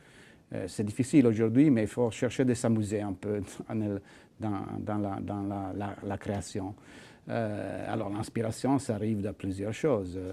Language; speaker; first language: French; non-native, fluent; Italian